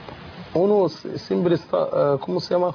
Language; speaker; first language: Spanish; non-native, fluent; Arabic